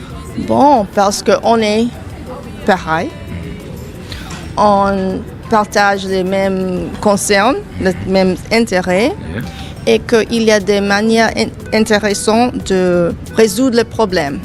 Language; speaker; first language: French; non-native, fluent; English